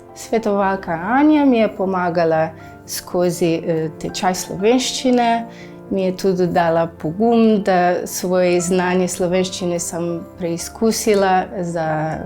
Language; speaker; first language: Slovenian; non-native, learner; Portuguese